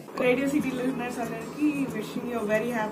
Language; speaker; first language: English; non-native, local second language; Telugu